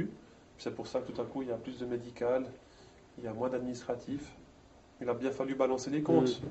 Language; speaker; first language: French; native; French